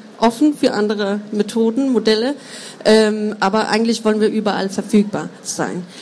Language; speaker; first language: German; non-native, fluent; Danish